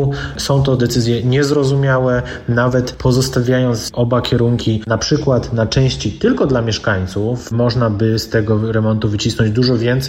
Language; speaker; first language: Polish; native; Polish